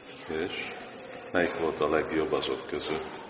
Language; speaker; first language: Hungarian; non-native, fluent; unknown